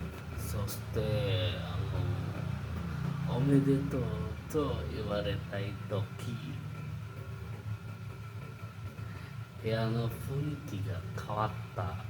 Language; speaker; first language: Japanese; non-native, learner; Indonesian